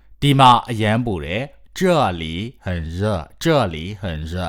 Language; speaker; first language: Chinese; non-native, fluent; Burmese